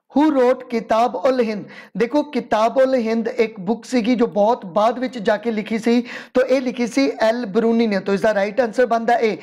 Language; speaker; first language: Hindi; non-native, local second language; Punjabi